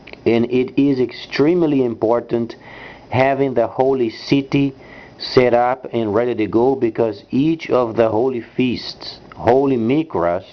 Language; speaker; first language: English; non-native, fluent; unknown